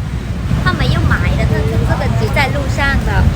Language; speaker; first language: Chinese; non-native, learner; Vietnamese